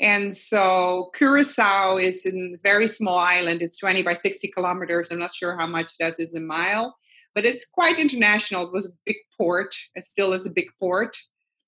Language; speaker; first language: English; non-native, fluent; Dutch